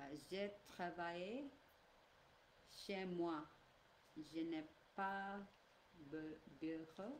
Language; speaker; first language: French; non-native, learner; English